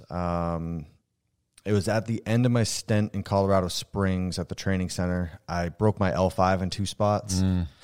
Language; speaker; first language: English; native; English